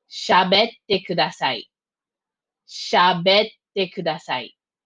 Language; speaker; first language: Japanese; non-native, fluent; English